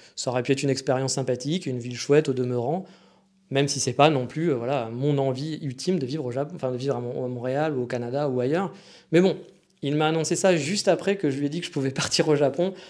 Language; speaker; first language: French; native; French